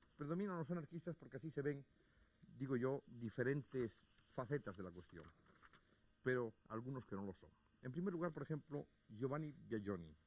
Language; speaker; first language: Spanish; native; Spanish